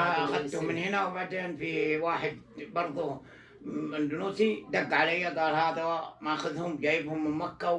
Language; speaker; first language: Arabic; native; Arabic